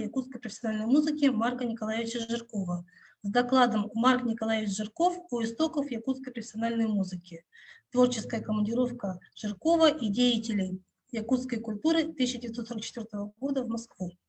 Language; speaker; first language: Russian; native; Russian